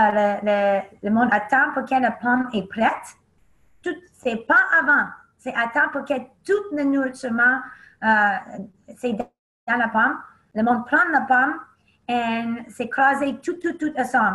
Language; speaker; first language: French; non-native, learner; English